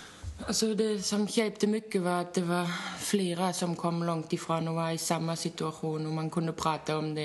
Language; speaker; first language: Swedish; non-native, fluent; German